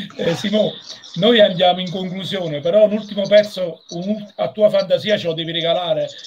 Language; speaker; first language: Italian; native; Italian